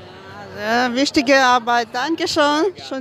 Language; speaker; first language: German; non-native, learner; Ukrainian